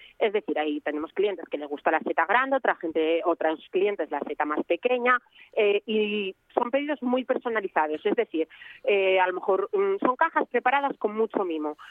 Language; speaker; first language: Spanish; native; Spanish